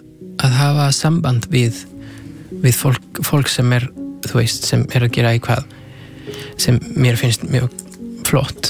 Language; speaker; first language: Icelandic; non-native, fluent; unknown